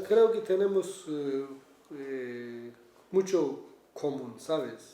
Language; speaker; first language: Spanish; non-native, learner; Kurdish